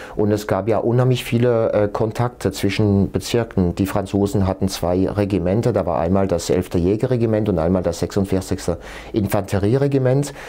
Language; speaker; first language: German; non-native, local second language; French